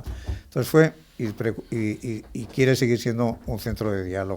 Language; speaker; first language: Spanish; native; Spanish